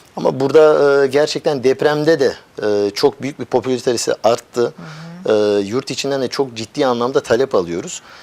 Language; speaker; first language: Turkish; early bilingual, heritage; Turkish